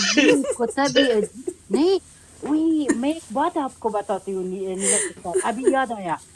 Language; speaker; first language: Urdu; non-native, local second language; Persian